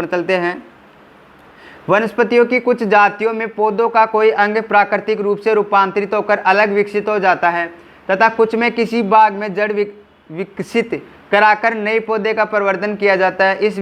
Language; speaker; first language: Hindi; native; Hindi